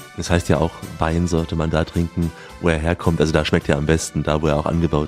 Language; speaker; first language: German; native; German